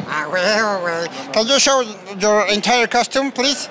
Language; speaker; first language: English; non-native, learner; Spanish